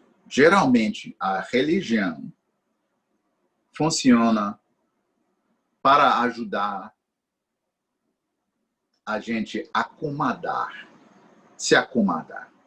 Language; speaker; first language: Portuguese; non-native, fluent; English